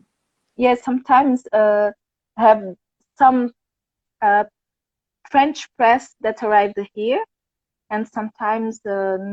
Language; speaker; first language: English; non-native, fluent; Portuguese